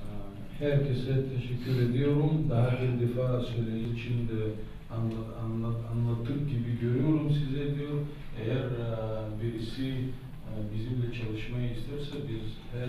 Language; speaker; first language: Turkish; non-native, learner; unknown